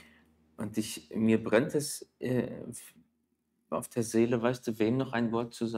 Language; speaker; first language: German; native; German